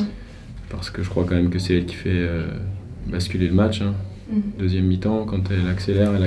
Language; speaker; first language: French; native; French